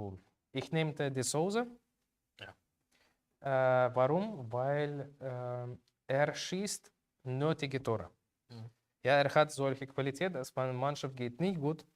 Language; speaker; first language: German; non-native, learner; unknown